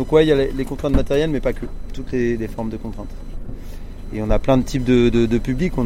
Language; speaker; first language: French; native; French